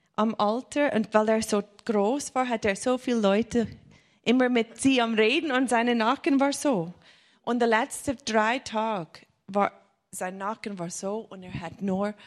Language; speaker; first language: German; non-native, fluent; English